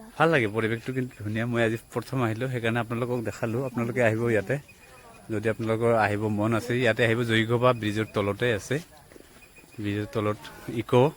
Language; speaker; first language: Assamese; non-native, local second language; Bangla